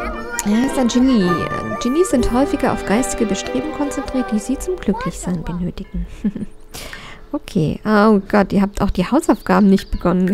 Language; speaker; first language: German; native; German